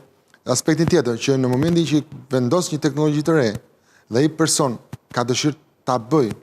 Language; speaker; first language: Albanian; native; Albanian